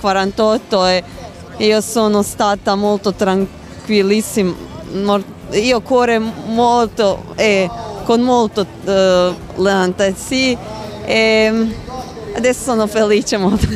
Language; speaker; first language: Italian; non-native, learner; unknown